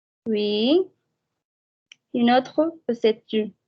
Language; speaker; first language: French; non-native, fluent; Spanish